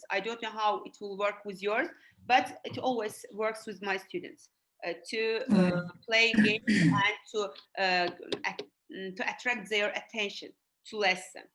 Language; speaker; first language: English; non-native, fluent; Azerbaijani